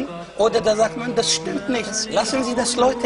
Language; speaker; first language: German; non-native, fluent; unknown